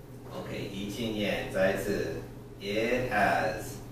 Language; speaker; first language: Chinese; non-native, fluent; English